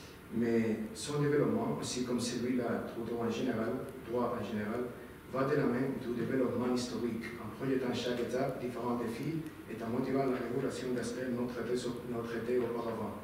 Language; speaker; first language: French; non-native, fluent; Spanish